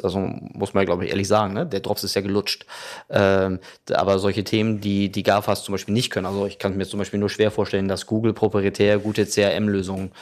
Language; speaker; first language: German; native; German